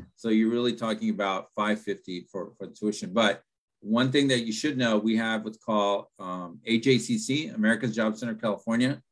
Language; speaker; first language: English; early bilingual, other home language; Spanish